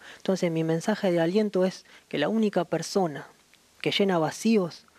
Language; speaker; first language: Spanish; native; Spanish